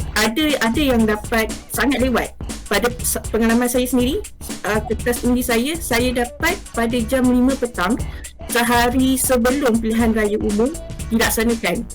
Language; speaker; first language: Malay; native; Malay